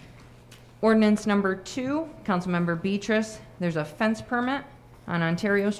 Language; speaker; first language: English; native; English